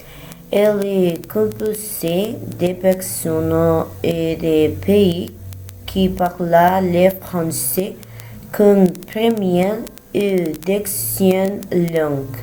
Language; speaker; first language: French; non-native, learner; Spanish